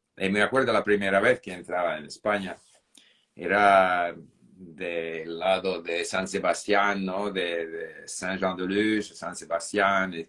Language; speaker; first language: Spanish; non-native, fluent; English